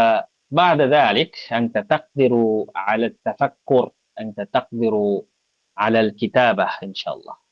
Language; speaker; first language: Arabic; non-native, fluent; Bangla